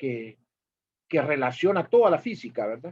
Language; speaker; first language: Spanish; native; Spanish